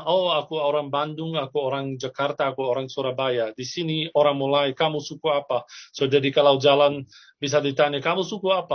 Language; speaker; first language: Indonesian; non-native, fluent; Arabic